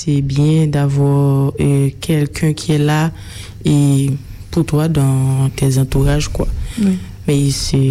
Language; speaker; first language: French; non-native, local second language; Haitian Creole